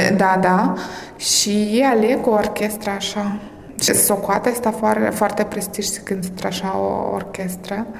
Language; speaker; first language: Romanian; early bilingual, heritage; Romanian